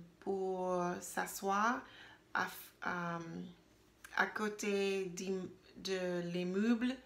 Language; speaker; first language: French; non-native, learner; English